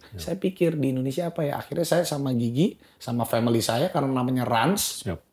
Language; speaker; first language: Indonesian; native; Indonesian